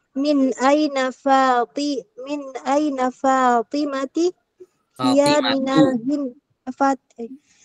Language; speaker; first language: Arabic; non-native, learner; Indonesian